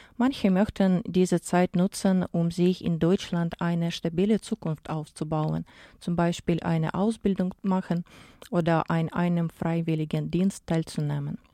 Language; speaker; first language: German; non-native, fluent; Ukrainian